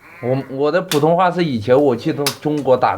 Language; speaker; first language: Chinese; early bilingual, heritage; Chinese